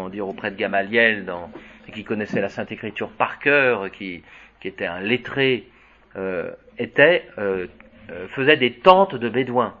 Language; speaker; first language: French; native; French